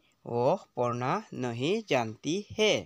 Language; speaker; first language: Hindi; non-native, local second language; Assamese